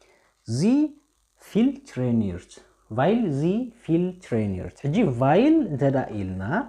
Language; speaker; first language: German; non-native, fluent; Tigrinya